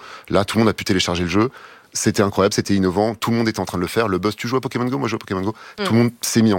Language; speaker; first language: French; native; French